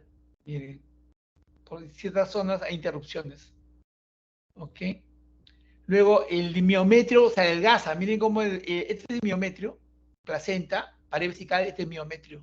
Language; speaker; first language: Spanish; native; Spanish